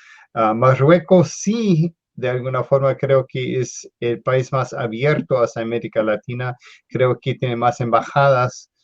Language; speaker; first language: Spanish; non-native, fluent; English